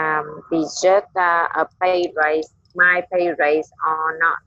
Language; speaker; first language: English; non-native, learner; Vietnamese